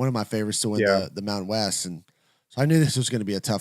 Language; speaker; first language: English; native; English